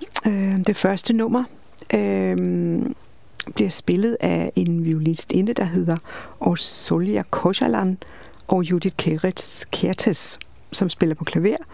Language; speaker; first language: Danish; native; Danish